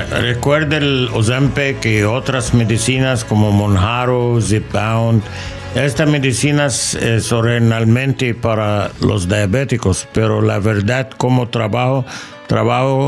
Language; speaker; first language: Spanish; non-native, learner; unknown